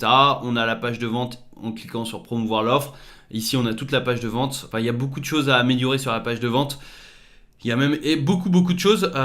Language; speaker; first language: French; native; French